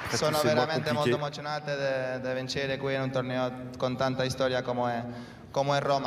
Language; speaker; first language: Italian; non-native, fluent; Spanish